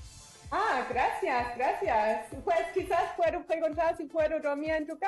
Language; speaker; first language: Spanish; non-native, learner; German